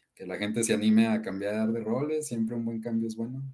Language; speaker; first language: Spanish; native; Spanish